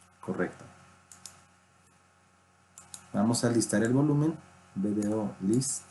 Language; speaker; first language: Spanish; native; Spanish